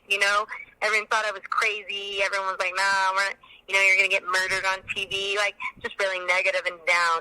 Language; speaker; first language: English; native; English